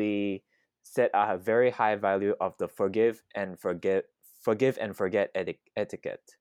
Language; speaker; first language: English; non-native, fluent; Thai